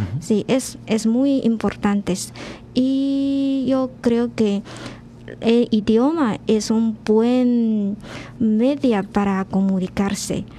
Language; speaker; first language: Spanish; non-native, learner; Chinese